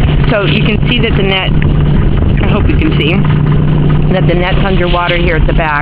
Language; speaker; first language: English; native; English